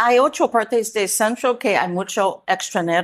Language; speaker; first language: Spanish; non-native, learner; English